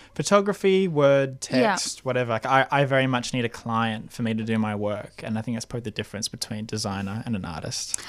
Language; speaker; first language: English; native; English